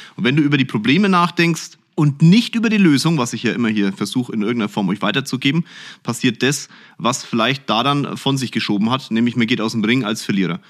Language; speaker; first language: German; native; German